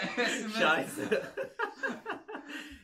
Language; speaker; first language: German; non-native, fluent; Arabic